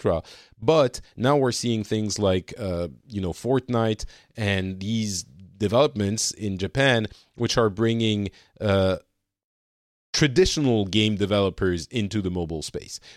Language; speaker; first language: English; non-native, fluent; French